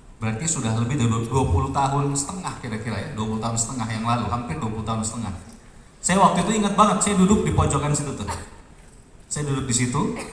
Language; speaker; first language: Indonesian; native; Indonesian